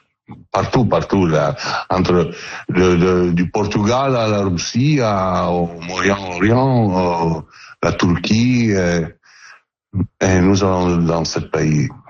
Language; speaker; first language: French; non-native, learner; Italian